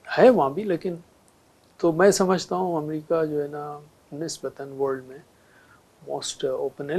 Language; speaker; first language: Urdu; native; Urdu